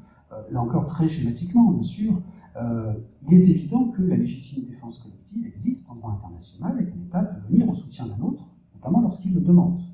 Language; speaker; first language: French; native; French